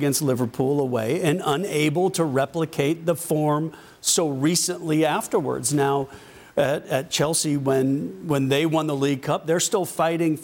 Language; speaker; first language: English; native; English